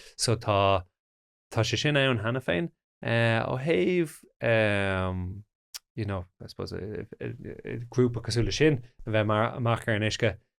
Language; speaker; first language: Irish; non-native, local second language; English